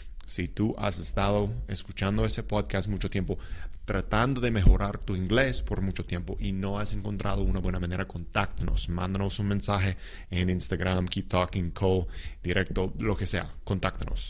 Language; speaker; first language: Spanish; non-native, fluent; English